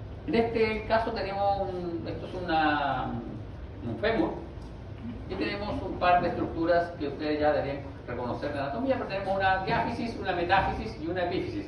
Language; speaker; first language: Spanish; native; Spanish